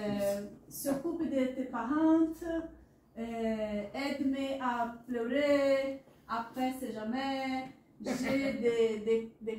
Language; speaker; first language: French; non-native, learner; Portuguese